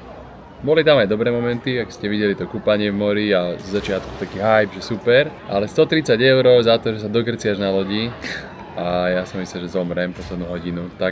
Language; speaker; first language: Slovak; native; Slovak